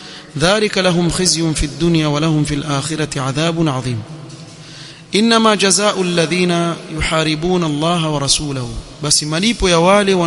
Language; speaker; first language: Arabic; non-native, fluent; Swahili